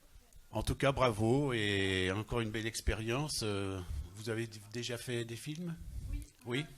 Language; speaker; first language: French; native; French